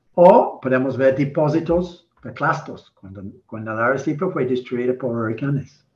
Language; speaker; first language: Spanish; non-native, learner; English